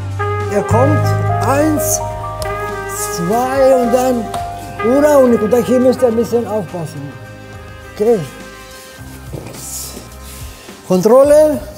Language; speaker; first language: German; non-native, fluent; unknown